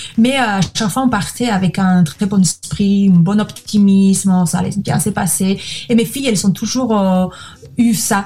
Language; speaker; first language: French; non-native, fluent; Spanish